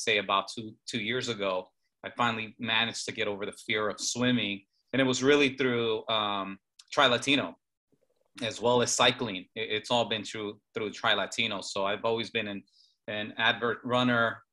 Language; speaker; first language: English; native; English